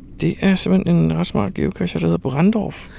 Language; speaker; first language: Danish; native; Danish